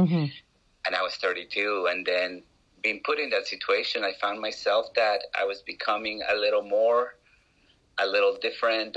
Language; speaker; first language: English; non-native, fluent; Spanish